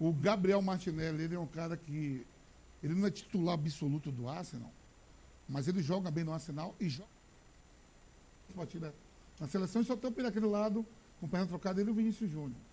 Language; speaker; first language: Portuguese; native; Portuguese